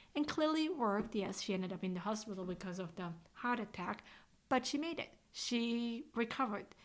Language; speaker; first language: English; non-native, fluent; Swiss German